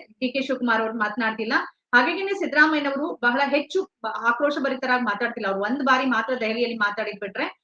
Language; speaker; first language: Kannada; native; Kannada